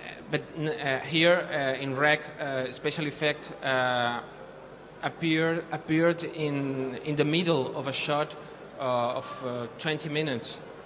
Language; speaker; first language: English; non-native, fluent; Spanish